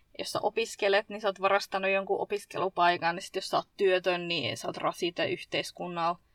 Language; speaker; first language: Finnish; early bilingual, other home language; Arabic